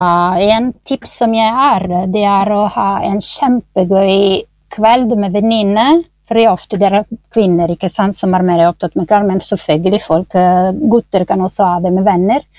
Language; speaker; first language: Norwegian; non-native, fluent; Italian